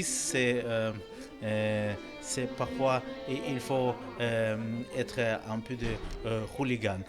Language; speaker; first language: French; non-native, learner; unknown